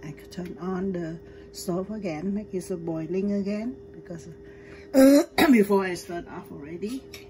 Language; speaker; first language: English; non-native, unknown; Vietnamese